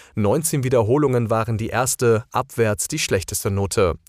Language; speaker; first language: German; native; German